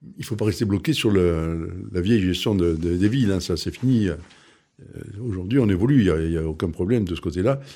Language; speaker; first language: French; native; French